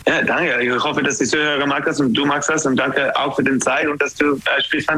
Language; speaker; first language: German; non-native, learner; English